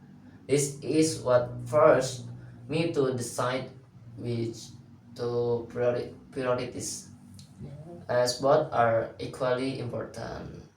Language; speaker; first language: English; non-native, learner; Indonesian